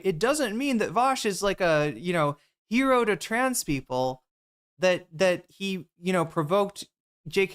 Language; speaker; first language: English; native; English